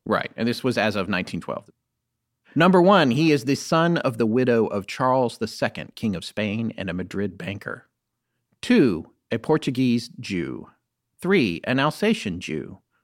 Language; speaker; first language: English; native; English